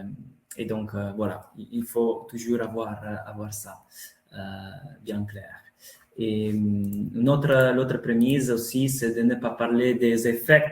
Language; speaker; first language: French; non-native, fluent; Italian